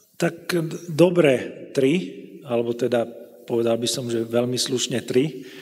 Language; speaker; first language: Slovak; non-native, local second language; Hungarian